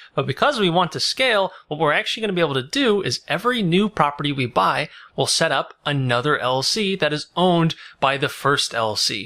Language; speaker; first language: English; native; English